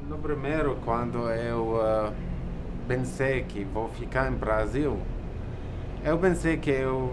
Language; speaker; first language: Portuguese; non-native, learner; Arabic